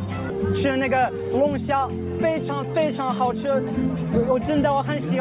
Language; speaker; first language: Chinese; non-native, learner; French